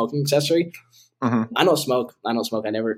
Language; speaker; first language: English; native; English